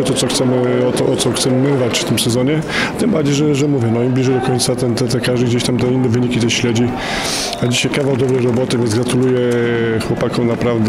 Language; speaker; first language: Polish; native; Polish